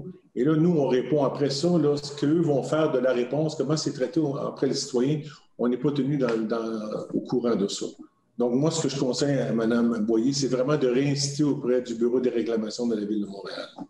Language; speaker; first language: French; native; French